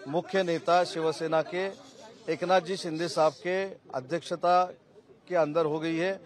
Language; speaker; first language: Hindi; non-native, local second language; Marathi